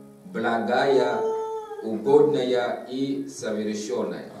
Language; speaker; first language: Russian; non-native, fluent; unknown